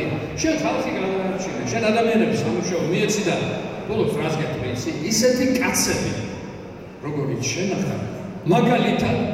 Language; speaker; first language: Georgian; native; Georgian